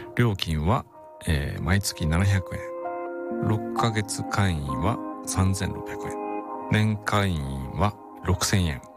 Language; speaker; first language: Japanese; native; Japanese